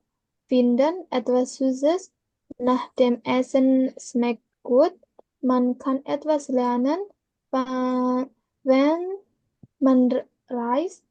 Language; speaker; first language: German; non-native, learner; Indonesian